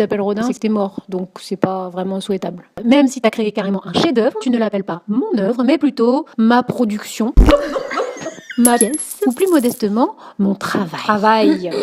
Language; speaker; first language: French; native; French